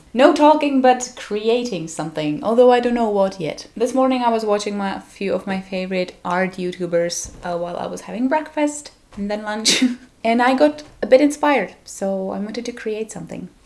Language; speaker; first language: English; non-native, fluent; Czech